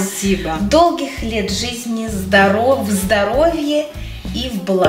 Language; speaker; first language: Russian; native; Russian